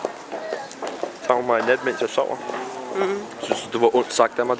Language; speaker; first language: Danish; non-native, fluent; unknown